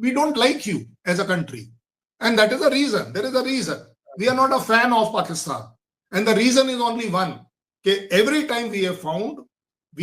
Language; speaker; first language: Hindi; native; Hindi